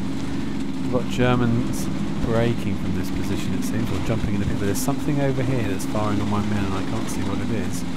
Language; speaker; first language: English; native; English